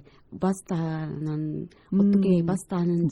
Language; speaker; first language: Korean; non-native, fluent; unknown